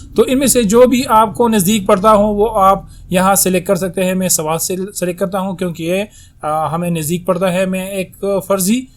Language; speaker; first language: Urdu; native; Urdu